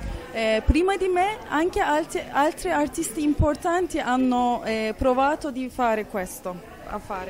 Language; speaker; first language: Italian; non-native, fluent; Turkish